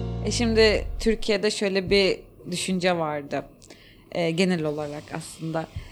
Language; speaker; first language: Turkish; native; Turkish